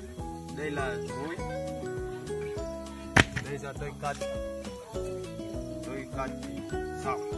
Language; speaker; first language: Vietnamese; non-native, learner; Portuguese